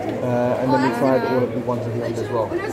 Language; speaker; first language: English; native; English